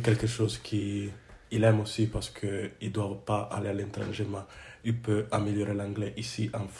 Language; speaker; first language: French; non-native, learner; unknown